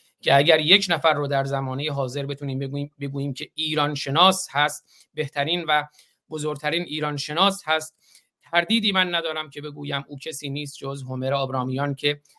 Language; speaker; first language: Persian; native; Persian